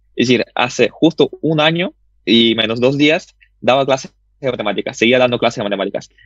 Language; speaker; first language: Spanish; early bilingual, other home language; Russian